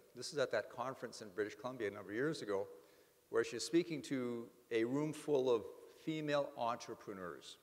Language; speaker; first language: English; native; English